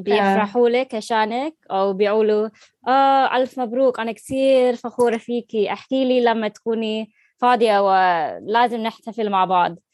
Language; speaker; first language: Arabic; non-native, learner; English